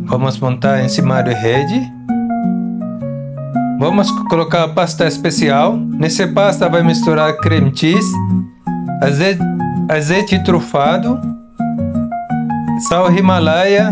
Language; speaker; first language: Portuguese; non-native, learner; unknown